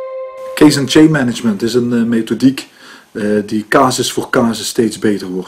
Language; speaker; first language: Dutch; native; Dutch